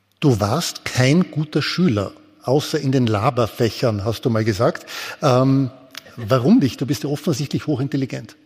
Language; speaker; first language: German; native; German